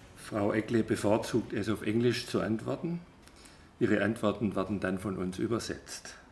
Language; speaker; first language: German; native; German